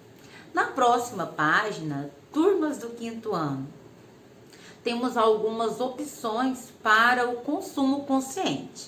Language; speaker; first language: Portuguese; native; Portuguese